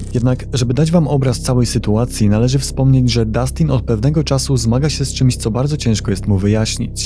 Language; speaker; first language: Polish; native; Polish